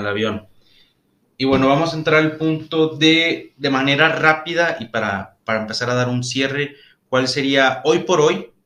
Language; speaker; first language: Spanish; native; Spanish